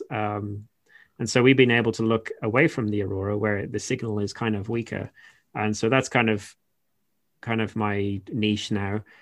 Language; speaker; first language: English; native; English